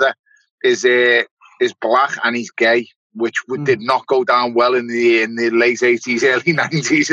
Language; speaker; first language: English; native; English